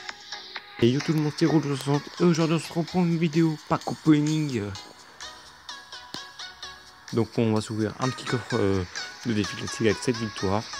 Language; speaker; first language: French; native; French